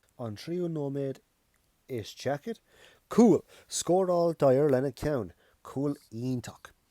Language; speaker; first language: Irish; non-native, local second language; English